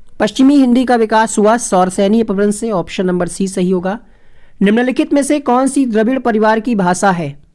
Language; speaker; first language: Hindi; native; Hindi